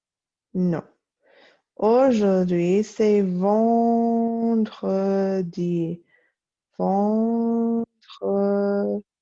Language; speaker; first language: French; non-native, fluent; English